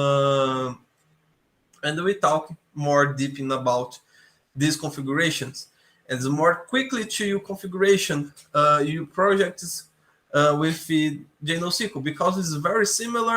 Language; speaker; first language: English; non-native, learner; Portuguese